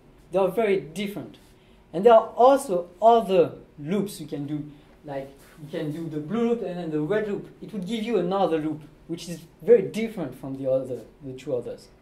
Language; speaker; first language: English; non-native, fluent; French